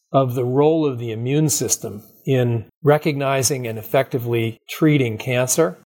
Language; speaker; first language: English; native; English